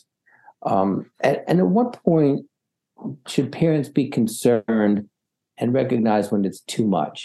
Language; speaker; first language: English; native; English